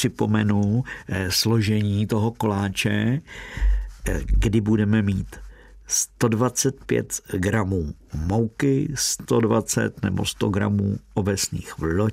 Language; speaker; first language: Czech; native; Czech